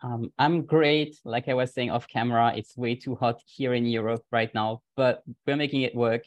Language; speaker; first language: English; non-native, fluent; French